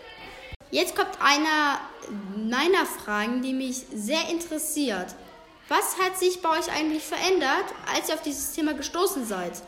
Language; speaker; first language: German; native; German